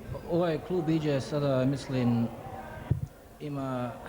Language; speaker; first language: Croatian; early bilingual, heritage; Croatian